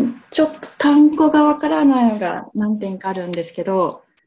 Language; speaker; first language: Japanese; native; Japanese